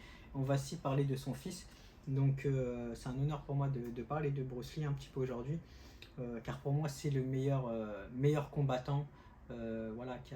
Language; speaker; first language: French; native; French